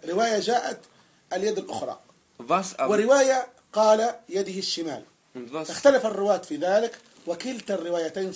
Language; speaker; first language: Arabic; native; Arabic